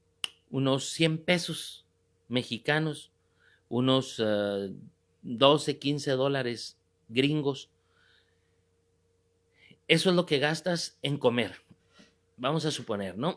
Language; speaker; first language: Spanish; native; Spanish